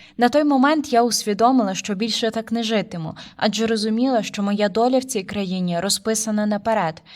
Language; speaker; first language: Ukrainian; early bilingual, heritage; Ukrainian